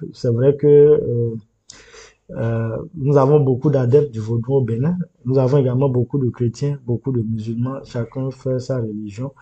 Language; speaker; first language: French; non-native, local second language; Yoruba